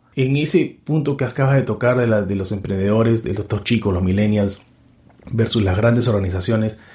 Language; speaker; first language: Spanish; native; Spanish